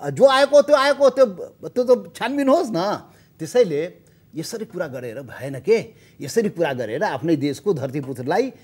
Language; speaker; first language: Nepali; non-native, local second language; Maithili